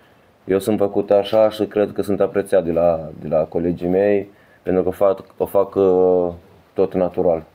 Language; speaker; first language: Romanian; early bilingual, heritage; Romanian